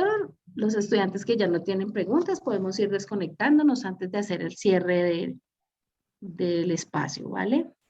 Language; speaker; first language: Spanish; native; Spanish